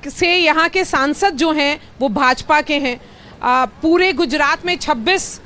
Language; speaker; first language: Hindi; native; Hindi